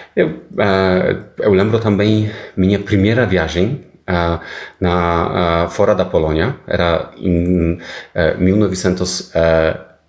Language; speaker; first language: Portuguese; non-native, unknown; Polish